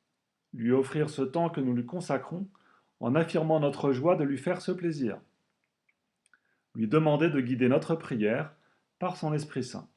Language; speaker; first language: French; native; French